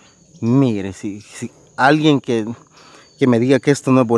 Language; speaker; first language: Spanish; native; Spanish